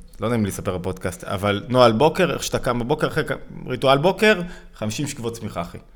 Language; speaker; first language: Hebrew; native; Hebrew